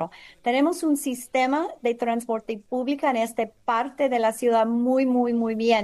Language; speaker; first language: Spanish; non-native, fluent; English